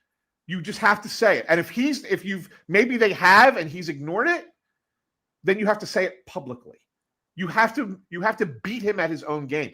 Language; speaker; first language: English; native; English